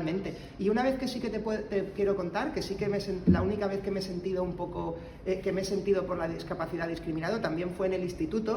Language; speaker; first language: Spanish; native; Spanish